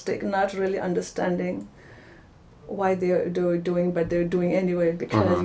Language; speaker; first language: English; non-native, local second language; Nepali